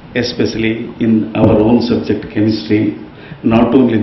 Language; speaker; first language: English; non-native, local second language; Kannada